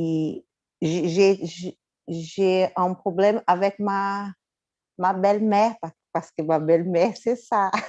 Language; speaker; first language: French; non-native, learner; Portuguese